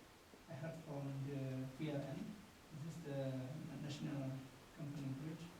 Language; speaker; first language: English; non-native, learner; Indonesian